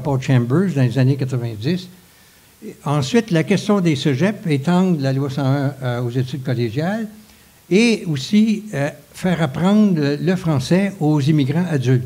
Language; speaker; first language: French; native; French